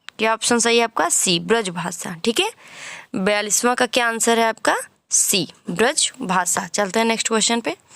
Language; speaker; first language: Hindi; native; Hindi